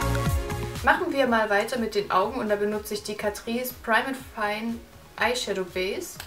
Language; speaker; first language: German; native; German